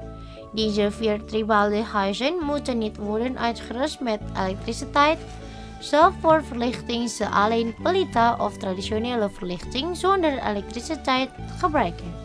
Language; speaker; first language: Dutch; non-native, learner; Indonesian